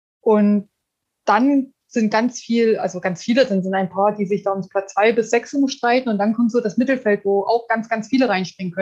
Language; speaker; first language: German; native; German